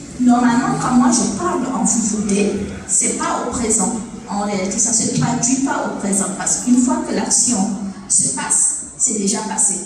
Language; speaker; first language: French; non-native, local second language; Fula